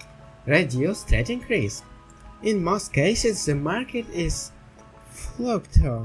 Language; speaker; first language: English; non-native, learner; Russian